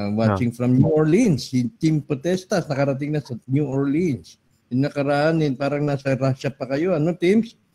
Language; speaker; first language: Filipino; native; Filipino